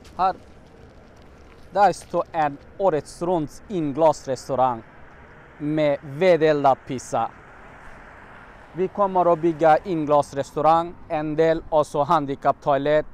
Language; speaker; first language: Swedish; non-native, learner; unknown